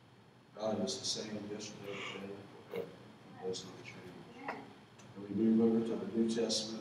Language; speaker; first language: English; native; English